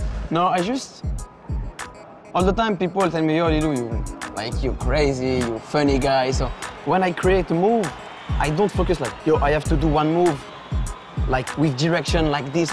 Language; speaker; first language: English; non-native, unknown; French